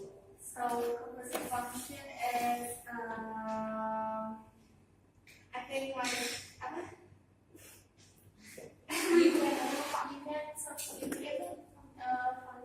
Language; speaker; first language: English; non-native, learner; Indonesian